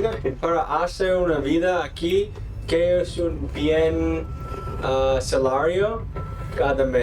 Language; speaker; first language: Spanish; non-native, learner; English